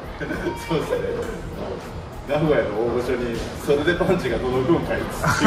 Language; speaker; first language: Japanese; native; Japanese